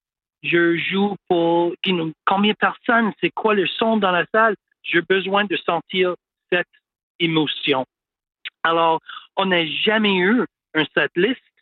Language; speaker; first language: French; non-native, local second language; English